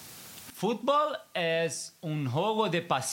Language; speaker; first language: Spanish; non-native, learner; English